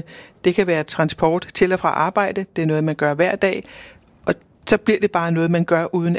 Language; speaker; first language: Danish; native; Danish